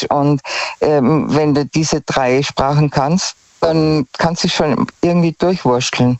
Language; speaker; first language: German; native; German